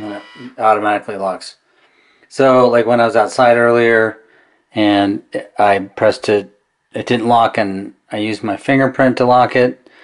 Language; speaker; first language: English; native; English